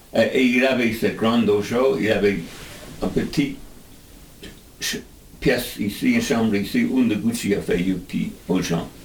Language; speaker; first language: French; non-native, learner; English